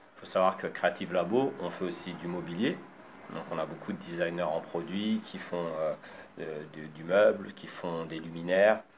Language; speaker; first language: French; early bilingual, other home language; Lingala